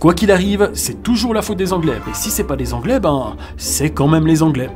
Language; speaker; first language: French; native; French